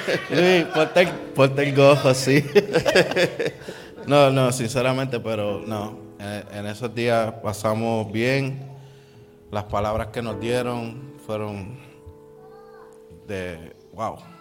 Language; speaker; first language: Spanish; native; Spanish